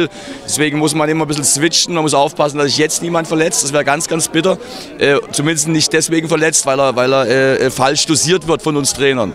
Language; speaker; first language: German; native; German